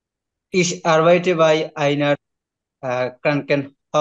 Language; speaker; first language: German; non-native, learner; Bangla